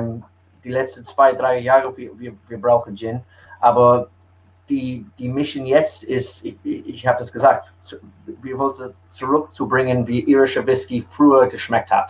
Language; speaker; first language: German; early bilingual, heritage; English